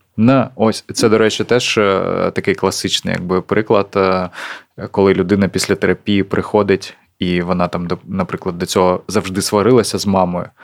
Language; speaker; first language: Ukrainian; non-native, local second language; Russian